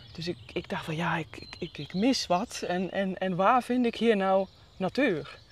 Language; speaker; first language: Dutch; non-native, fluent; Finnish